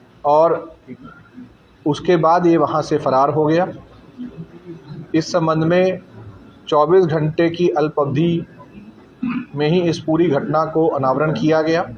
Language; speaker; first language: Hindi; native; Hindi